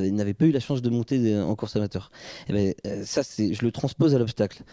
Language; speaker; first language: French; native; French